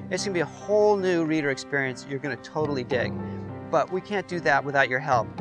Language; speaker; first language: English; native; English